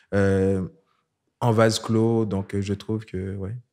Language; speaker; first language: French; non-native, local second language; Haitian Creole